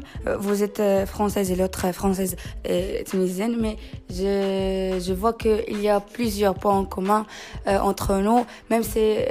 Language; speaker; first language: French; non-native, learner; Tachelhit